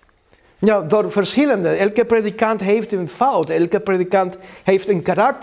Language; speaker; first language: Dutch; non-native, learner; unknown